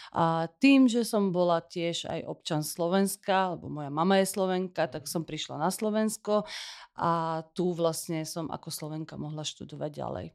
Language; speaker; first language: Slovak; early bilingual, heritage; Slovak